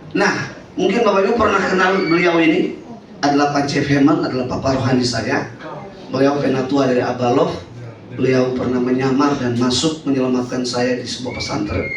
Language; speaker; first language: Indonesian; native; Indonesian